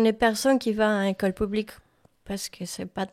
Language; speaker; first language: French; non-native, learner; Spanish